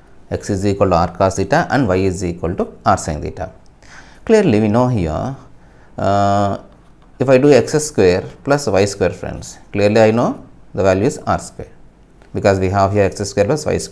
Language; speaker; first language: English; non-native, local second language; Telugu